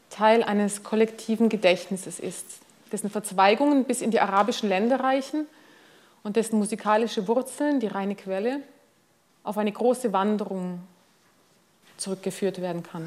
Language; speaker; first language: German; non-native, fluent; Hungarian